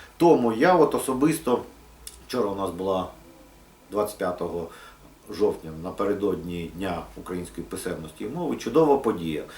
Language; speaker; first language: Ukrainian; non-native, local second language; Russian